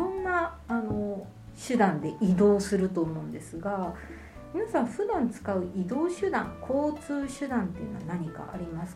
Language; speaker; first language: Japanese; native; Japanese